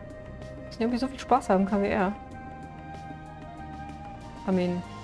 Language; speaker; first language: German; native; German